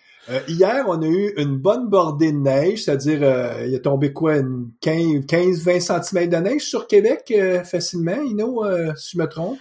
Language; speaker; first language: French; native; French